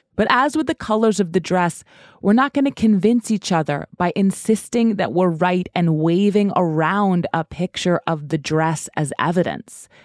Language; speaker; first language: English; non-native, fluent; German